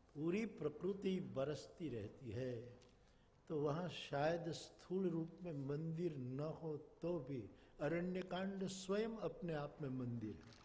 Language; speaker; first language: Hindi; non-native, local second language; Gujarati